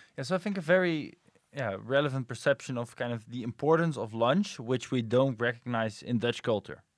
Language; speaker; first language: English; non-native, fluent; Dutch